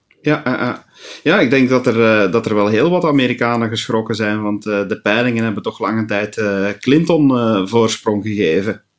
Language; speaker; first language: Dutch; native; Dutch